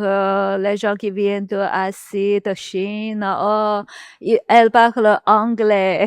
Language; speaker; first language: French; non-native, learner; Chinese